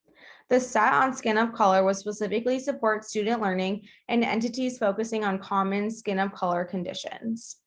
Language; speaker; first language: English; native; English